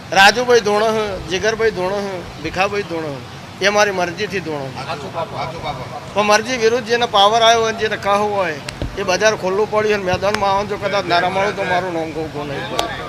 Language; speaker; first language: Gujarati; native; Gujarati